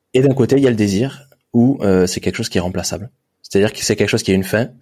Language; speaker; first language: French; native; French